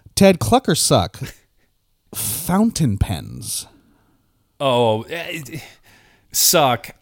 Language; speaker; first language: English; native; English